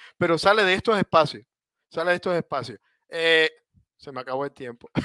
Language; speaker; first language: Spanish; native; Spanish